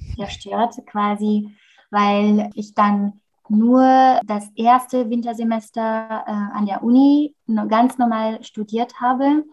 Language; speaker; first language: German; non-native, fluent; French